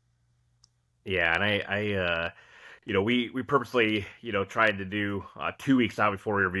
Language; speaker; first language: English; native; English